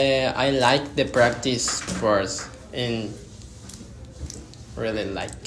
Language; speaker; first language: English; non-native, learner; Spanish